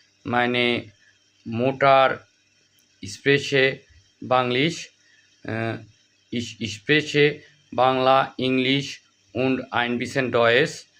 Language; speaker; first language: German; non-native, learner; Bangla